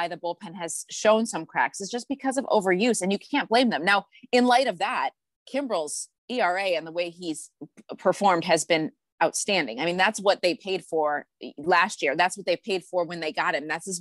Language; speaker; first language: English; native; English